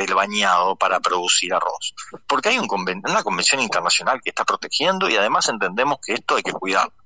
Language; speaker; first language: Spanish; native; Spanish